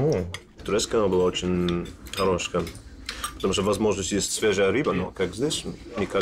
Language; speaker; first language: Russian; non-native, learner; English